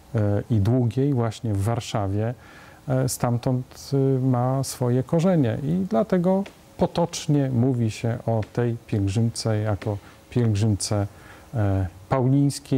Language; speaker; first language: Polish; native; Polish